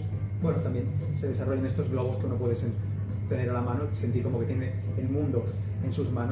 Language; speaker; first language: Spanish; native; Spanish